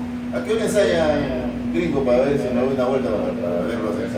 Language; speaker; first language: Spanish; native; Spanish